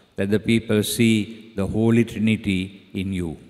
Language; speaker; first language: English; non-native, local second language; Sinhala